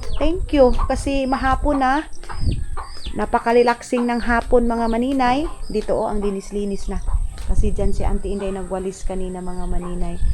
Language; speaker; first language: Filipino; non-native, local second language; Cebuano